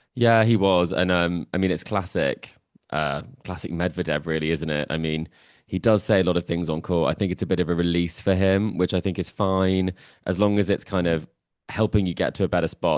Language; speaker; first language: English; native; English